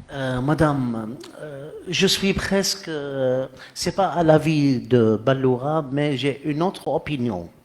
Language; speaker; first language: French; non-native, fluent; Arabic